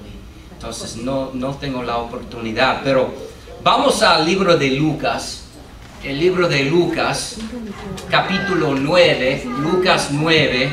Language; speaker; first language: Spanish; non-native, fluent; English